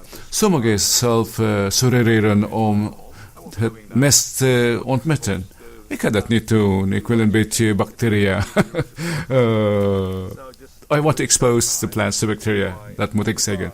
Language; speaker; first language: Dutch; non-native, fluent; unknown